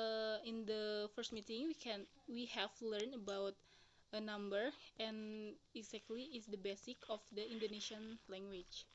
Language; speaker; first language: English; non-native, learner; Indonesian